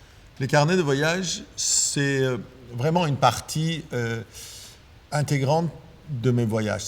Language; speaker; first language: French; non-native, fluent; Persian